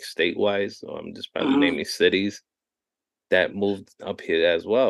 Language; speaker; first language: English; native; English